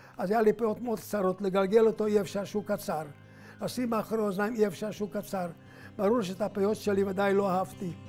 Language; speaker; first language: Hebrew; non-native, fluent; Hungarian